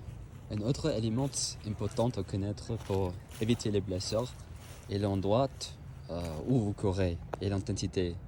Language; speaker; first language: French; non-native, fluent; English